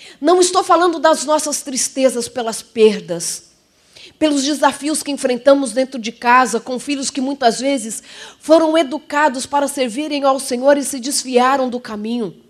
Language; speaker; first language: Portuguese; native; Portuguese